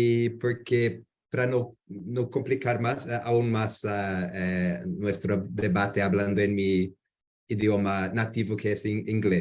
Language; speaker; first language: Spanish; non-native, learner; English